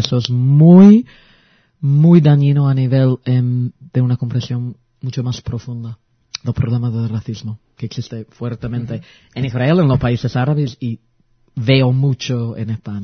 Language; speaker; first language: Spanish; early bilingual, heritage; Spanish